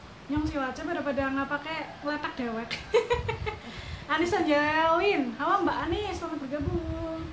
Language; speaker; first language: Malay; non-native, local second language; Javanese